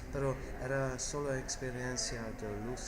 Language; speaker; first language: Spanish; non-native, fluent; English